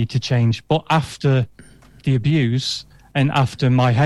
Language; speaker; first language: English; native; English